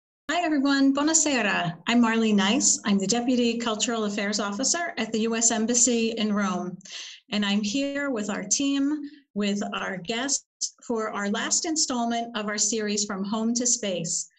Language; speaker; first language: English; native; English